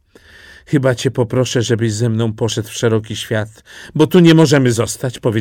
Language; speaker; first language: Polish; native; Polish